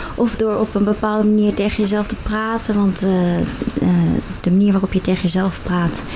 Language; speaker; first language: Dutch; native; Dutch